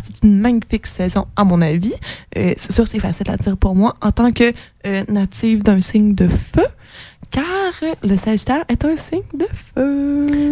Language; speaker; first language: French; native; French